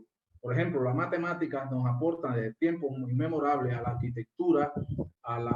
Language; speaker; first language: Spanish; native; Spanish